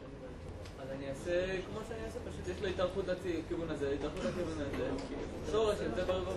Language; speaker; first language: Hebrew; native; Hebrew